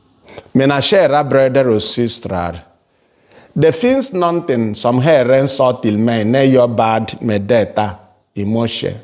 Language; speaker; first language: Swedish; non-native, fluent; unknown